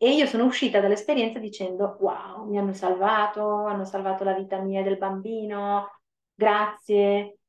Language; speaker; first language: Italian; native; Italian